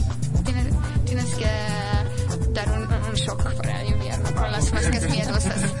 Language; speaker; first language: Spanish; non-native, learner; Hungarian